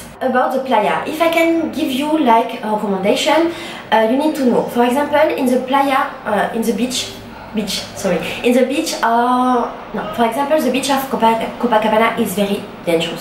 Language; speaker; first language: English; non-native, learner; French